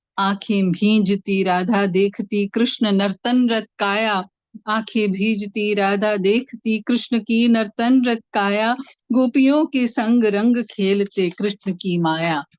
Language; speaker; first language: Hindi; non-native, local second language; Tamil